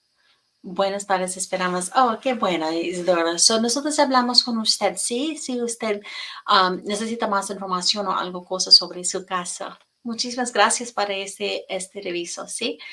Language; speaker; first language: Spanish; non-native, fluent; English